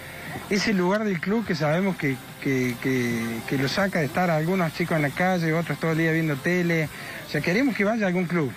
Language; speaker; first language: Spanish; native; Spanish